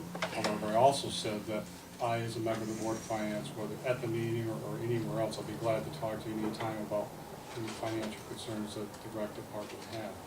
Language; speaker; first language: English; native; English